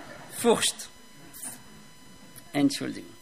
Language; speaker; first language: German; non-native, fluent; French